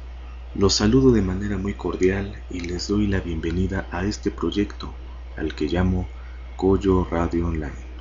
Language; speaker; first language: Spanish; native; Spanish